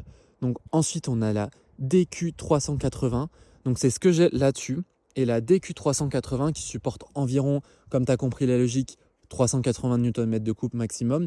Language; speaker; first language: French; native; French